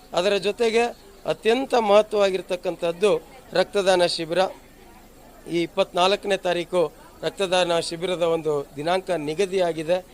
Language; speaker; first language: Kannada; native; Kannada